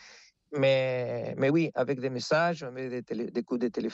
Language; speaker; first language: French; non-native, fluent; Spanish